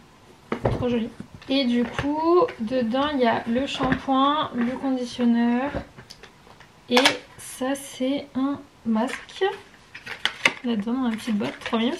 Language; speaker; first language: French; native; French